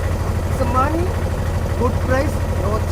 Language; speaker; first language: English; non-native, learner; Malayalam